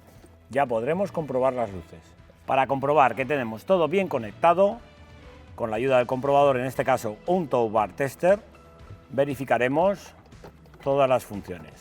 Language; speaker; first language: Spanish; native; Spanish